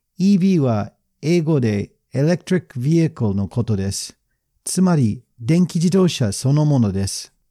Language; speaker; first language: Japanese; non-native, fluent; English